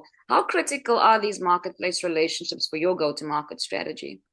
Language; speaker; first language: English; native; English